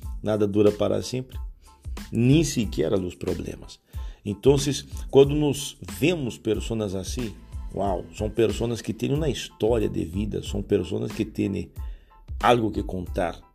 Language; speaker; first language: Portuguese; non-native, learner; Spanish